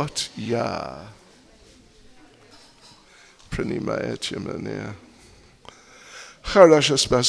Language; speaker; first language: Russian; non-native, fluent; English